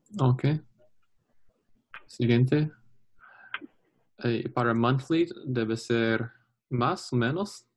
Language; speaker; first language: Spanish; non-native, learner; English